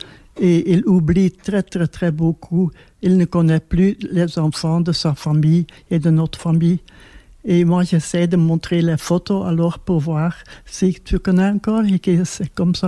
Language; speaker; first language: French; non-native, local second language; Dutch